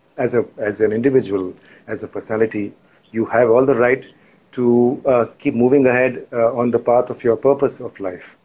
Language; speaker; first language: English; non-native, local second language; Hindi